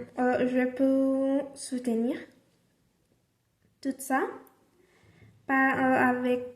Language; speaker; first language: French; non-native, learner; Spanish